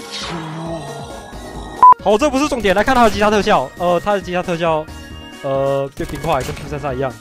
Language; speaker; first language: Chinese; native; Chinese